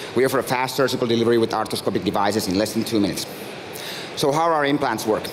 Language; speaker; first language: English; non-native, fluent; Finnish